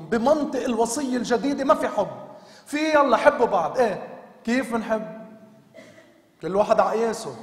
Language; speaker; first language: Arabic; native; Arabic